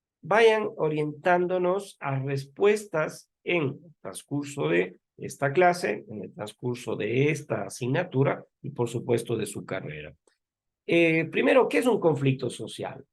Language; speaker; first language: Spanish; native; Spanish